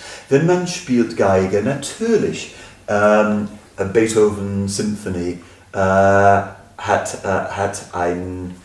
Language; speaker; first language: German; non-native, fluent; English